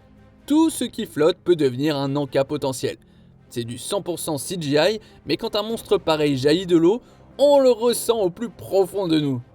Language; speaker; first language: French; native; French